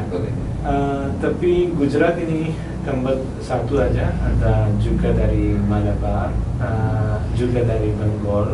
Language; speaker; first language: Indonesian; non-native, learner; Malayalam